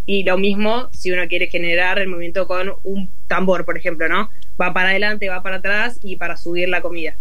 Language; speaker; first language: Spanish; native; Spanish